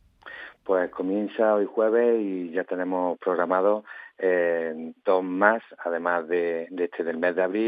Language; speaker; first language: Spanish; native; Spanish